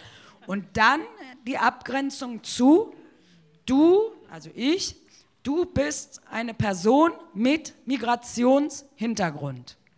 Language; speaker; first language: German; early bilingual, other home language; Turkish